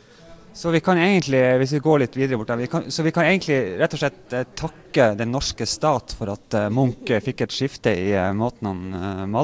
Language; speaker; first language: Norwegian; native; Norwegian